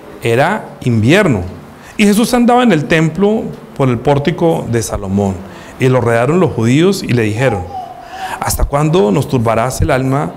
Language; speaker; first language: Spanish; native; Spanish